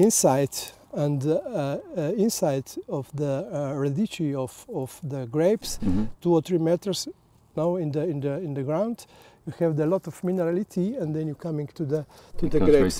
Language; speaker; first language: English; non-native, learner; Slovenian